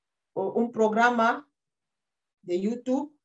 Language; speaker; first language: Spanish; non-native, fluent; French